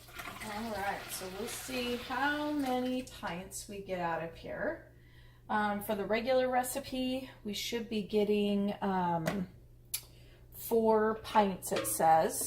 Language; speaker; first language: English; native; English